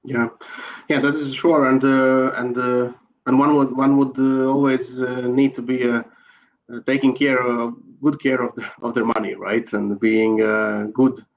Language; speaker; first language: English; non-native, fluent; Latvian